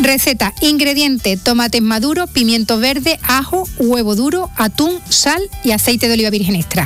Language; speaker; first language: Spanish; native; Spanish